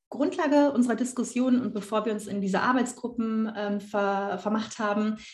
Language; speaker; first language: German; native; German